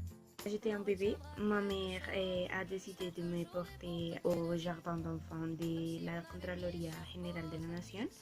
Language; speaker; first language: French; non-native, learner; Spanish